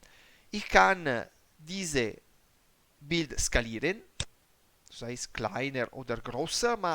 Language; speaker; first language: German; non-native, learner; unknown